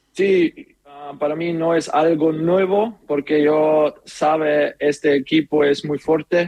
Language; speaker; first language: Spanish; non-native, learner; German